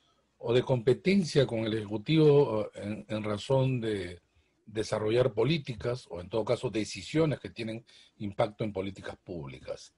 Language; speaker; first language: Spanish; native; Spanish